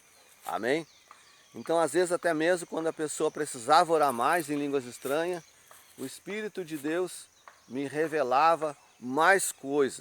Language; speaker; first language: Portuguese; native; Portuguese